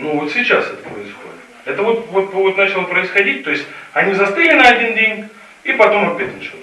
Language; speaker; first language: Russian; native; Russian